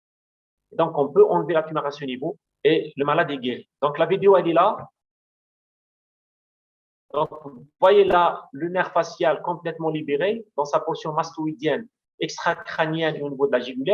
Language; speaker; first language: French; non-native, local second language; Arabic